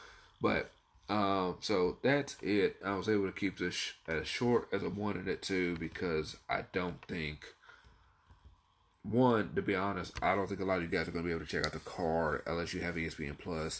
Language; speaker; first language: English; native; English